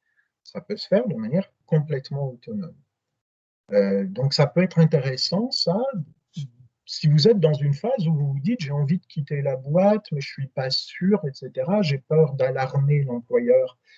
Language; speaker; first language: French; native; French